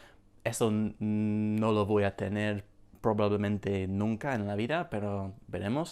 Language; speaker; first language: Spanish; non-native, fluent; English